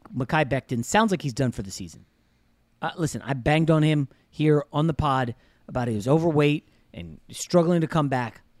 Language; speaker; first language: English; native; English